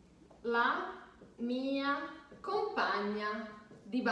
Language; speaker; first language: Italian; non-native, fluent; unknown